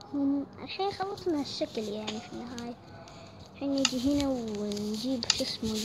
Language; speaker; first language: Arabic; native; Arabic